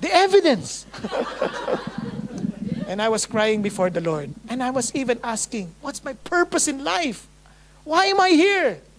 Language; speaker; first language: English; non-native, local second language; Filipino